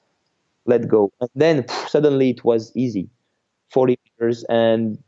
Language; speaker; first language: English; non-native, fluent; French